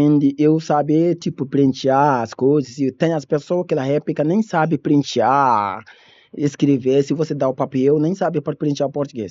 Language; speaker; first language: Portuguese; non-native, learner; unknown